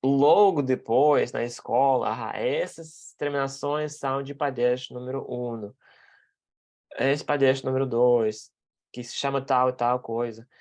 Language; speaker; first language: Portuguese; non-native, fluent; Russian